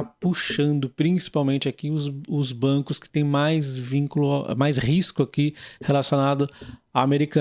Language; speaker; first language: Portuguese; native; Portuguese